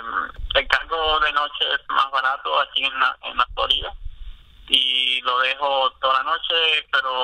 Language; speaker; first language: Spanish; early bilingual, other home language; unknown